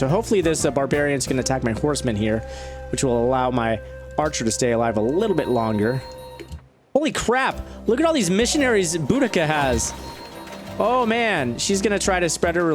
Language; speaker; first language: English; native; English